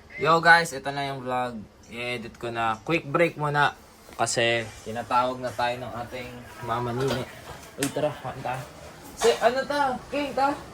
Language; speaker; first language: Filipino; non-native, local second language; Hiligaynon